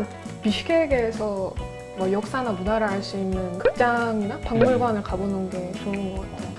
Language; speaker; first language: Korean; non-native, fluent; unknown